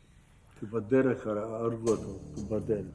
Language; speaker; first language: Hebrew; non-native, fluent; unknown